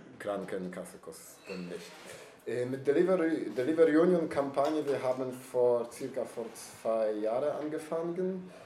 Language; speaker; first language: German; non-native, learner; Polish